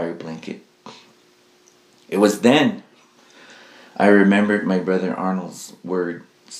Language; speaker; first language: English; native; English